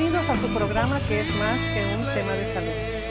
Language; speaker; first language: Spanish; native; Spanish